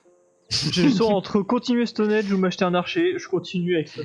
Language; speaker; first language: French; native; French